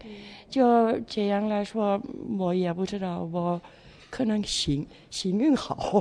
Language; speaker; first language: Chinese; non-native, fluent; German